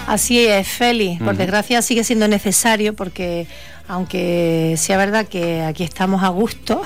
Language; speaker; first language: Spanish; native; Spanish